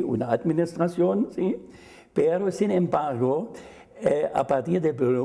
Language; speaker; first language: Spanish; non-native, fluent; German